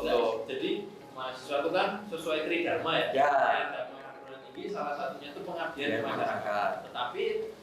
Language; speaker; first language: Indonesian; native; Indonesian